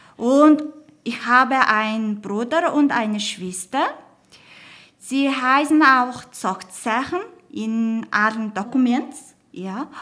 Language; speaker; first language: German; non-native, learner; Mongolian